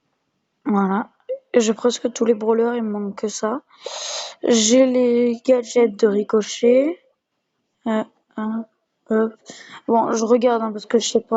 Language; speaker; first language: French; native; French